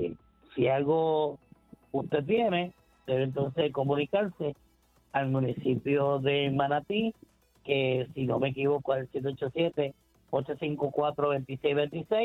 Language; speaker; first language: Spanish; native; Spanish